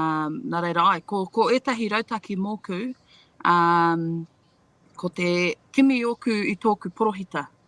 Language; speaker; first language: Māori; non-native, local second language; English